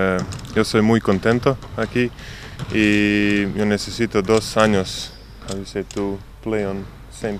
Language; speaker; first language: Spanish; non-native, learner; Serbian